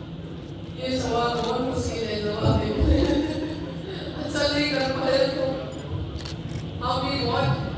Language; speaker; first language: Hindi; non-native, local second language; Manipuri